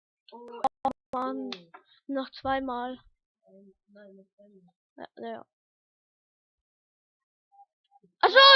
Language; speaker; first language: German; early bilingual, other home language; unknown